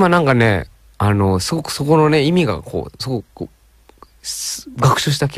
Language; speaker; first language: Japanese; native; Japanese